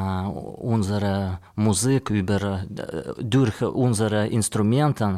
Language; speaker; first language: German; non-native, learner; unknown